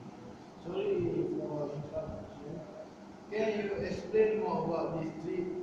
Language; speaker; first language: English; non-native, learner; Malay